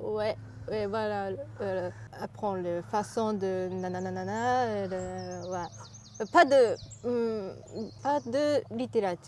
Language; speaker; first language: French; non-native, learner; Japanese